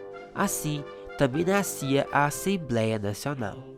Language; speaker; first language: Portuguese; native; Portuguese